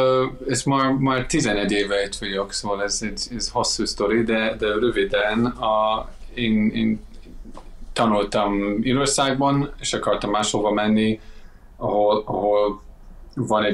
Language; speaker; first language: Hungarian; non-native, fluent; English